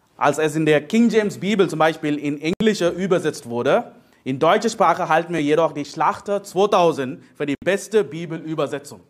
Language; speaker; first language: German; non-native, fluent; Telugu